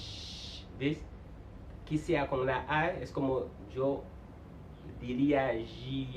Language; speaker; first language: Spanish; non-native, fluent; Haitian Creole